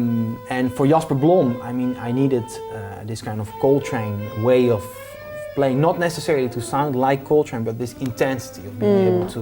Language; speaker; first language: English; non-native, fluent; Dutch